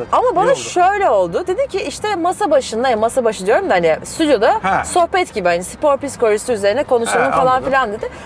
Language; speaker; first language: Turkish; early bilingual, other home language; Russian